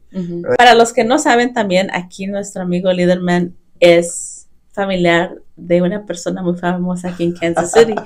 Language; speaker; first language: Spanish; early bilingual, heritage; Spanish